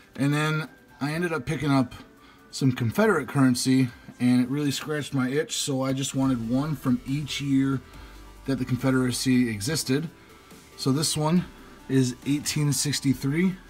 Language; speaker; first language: English; native; English